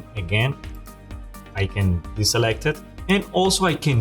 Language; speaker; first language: English; non-native, fluent; Spanish